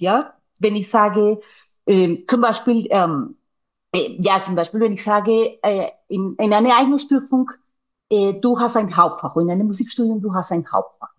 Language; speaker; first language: German; non-native, fluent; Spanish